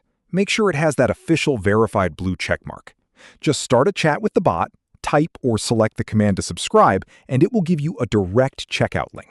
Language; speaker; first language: English; native; English